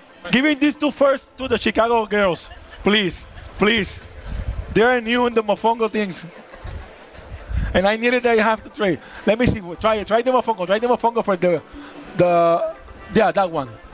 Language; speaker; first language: English; non-native, learner; Spanish